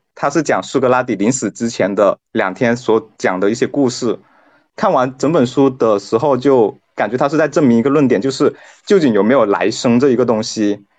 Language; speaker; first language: Chinese; non-native, local second language; Cantonese